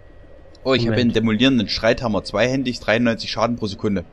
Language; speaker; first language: German; native; German